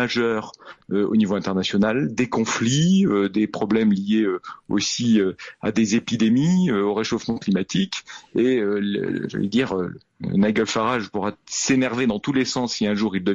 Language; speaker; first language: French; native; French